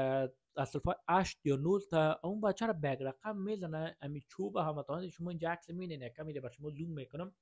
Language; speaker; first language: Persian; native; Persian